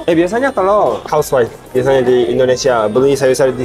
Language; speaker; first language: Indonesian; non-native, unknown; Japanese